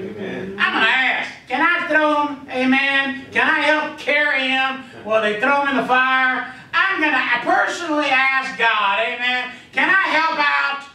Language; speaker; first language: English; native; English